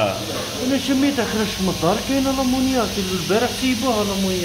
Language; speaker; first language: Arabic; native; Arabic